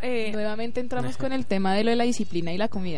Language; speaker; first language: Spanish; native; Spanish